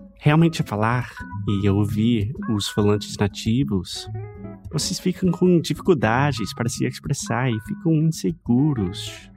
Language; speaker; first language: Portuguese; non-native, fluent; English